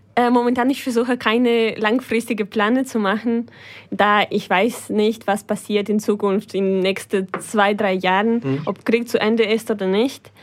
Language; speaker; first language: German; non-native, fluent; Ukrainian